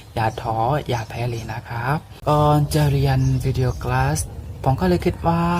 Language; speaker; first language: Thai; non-native, learner; Burmese